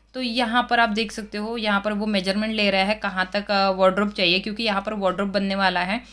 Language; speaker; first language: Hindi; non-native, local second language; Marathi